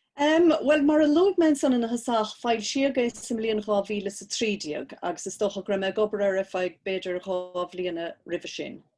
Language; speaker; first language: Irish; native; Irish